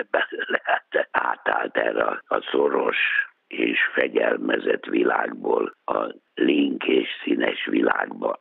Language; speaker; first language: Hungarian; native; Hungarian